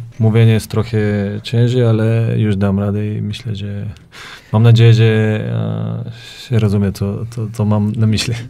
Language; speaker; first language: Polish; non-native, learner; Bulgarian